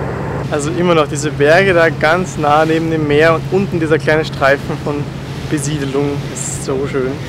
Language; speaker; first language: German; native; German